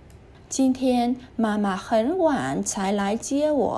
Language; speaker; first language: Chinese; non-native, learner; Vietnamese